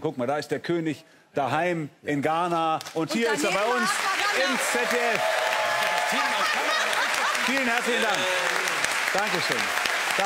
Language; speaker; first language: German; native; German